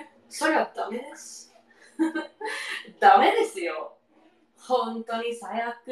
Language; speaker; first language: Japanese; non-native, learner; English